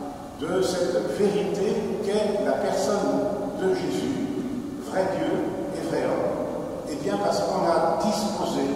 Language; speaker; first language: French; native; French